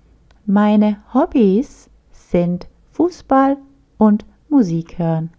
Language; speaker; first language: German; non-native, fluent; Turkish